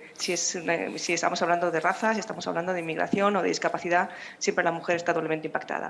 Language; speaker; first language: Spanish; native; Spanish